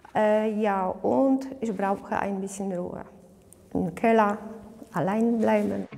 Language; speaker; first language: German; non-native, learner; Polish